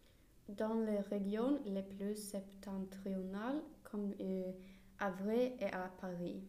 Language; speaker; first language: French; non-native, learner; Swedish